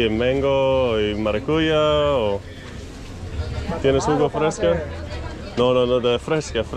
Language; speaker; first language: Spanish; non-native, learner; English